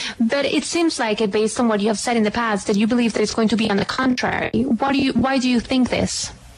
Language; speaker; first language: English; non-native, fluent; Spanish